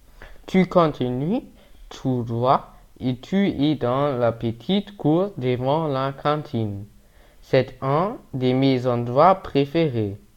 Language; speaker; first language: French; non-native, learner; German